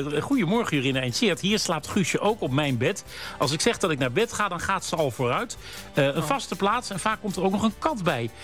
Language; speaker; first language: Dutch; native; Dutch